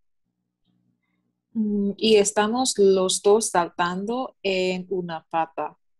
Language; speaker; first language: Spanish; non-native, learner; English